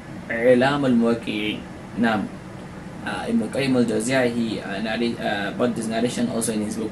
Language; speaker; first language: English; non-native, local second language; Hausa